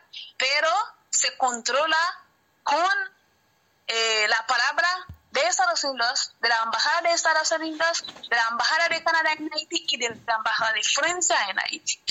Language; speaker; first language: Spanish; non-native, learner; Haitian Creole